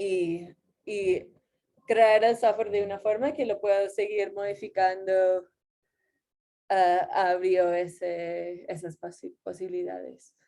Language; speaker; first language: Spanish; non-native, fluent; English